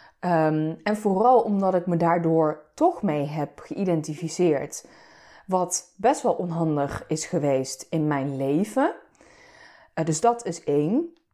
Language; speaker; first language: Dutch; early bilingual, other home language; Turkish